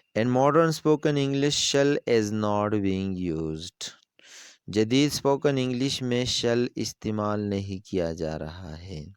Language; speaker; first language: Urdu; non-native, local second language; Pashto